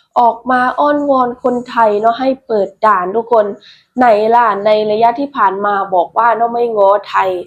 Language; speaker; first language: Thai; non-native, local second language; Lao